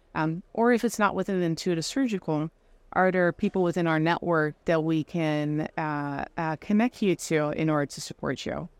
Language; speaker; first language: English; non-native, fluent; Dutch